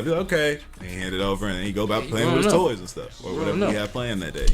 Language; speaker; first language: English; native; English